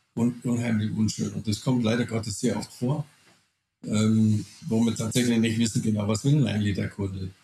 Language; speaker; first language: German; non-native, fluent; Danish